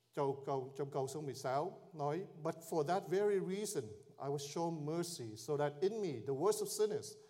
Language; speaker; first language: English; early bilingual, other home language; Vietnamese